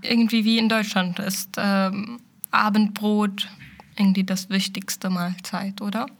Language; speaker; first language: German; non-native, fluent; Arabic